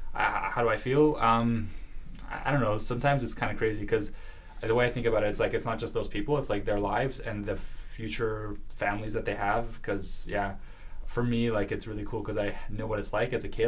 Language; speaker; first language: English; early bilingual, other home language; Russian